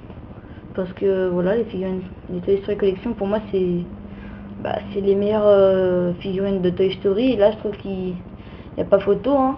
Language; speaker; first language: French; native; French